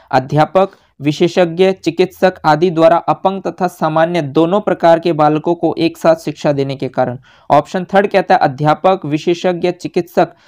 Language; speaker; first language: Hindi; native; Hindi